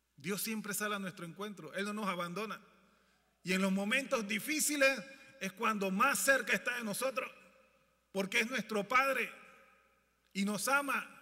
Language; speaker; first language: Spanish; native; Spanish